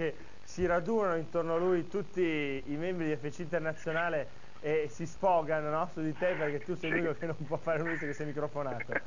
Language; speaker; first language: Italian; native; Italian